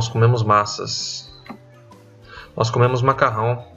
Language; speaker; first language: Portuguese; non-native, fluent; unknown